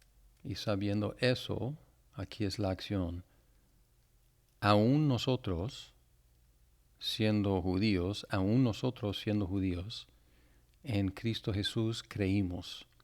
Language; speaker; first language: Spanish; non-native, fluent; English